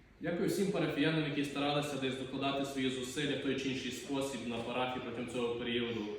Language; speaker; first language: Ukrainian; native; Ukrainian